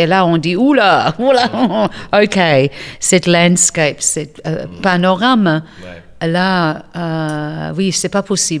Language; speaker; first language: French; non-native, fluent; English